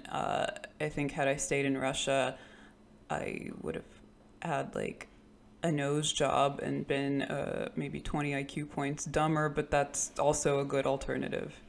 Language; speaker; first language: English; early bilingual, other home language; Russian